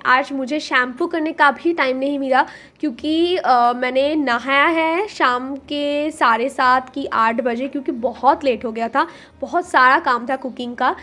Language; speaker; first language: Hindi; non-native, local second language; Bangla